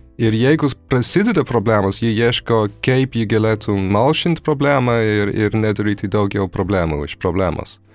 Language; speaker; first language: Lithuanian; non-native, fluent; English